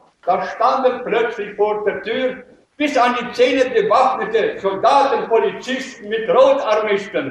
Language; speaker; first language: German; native; German